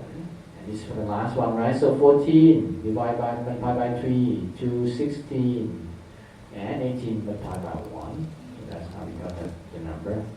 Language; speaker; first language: English; non-native, fluent; Thai